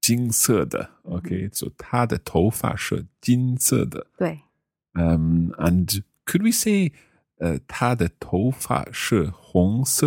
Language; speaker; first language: Chinese; non-native, learner; English